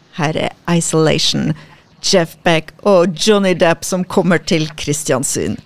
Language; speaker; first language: Norwegian; native; Norwegian